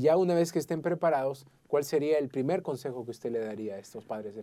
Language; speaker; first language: Spanish; native; Spanish